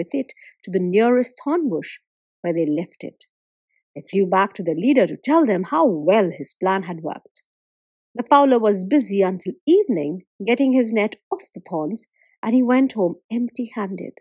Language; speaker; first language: English; non-native, local second language; Bangla